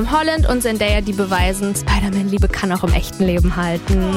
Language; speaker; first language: German; native; German